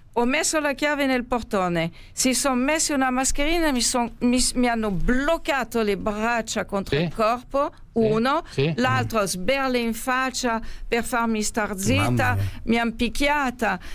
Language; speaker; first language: Italian; non-native, fluent; French